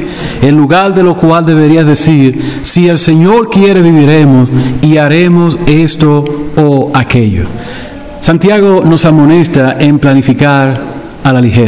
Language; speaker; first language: Spanish; native; Spanish